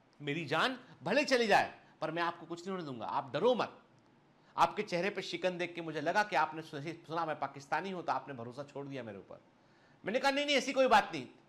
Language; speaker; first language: Hindi; native; Hindi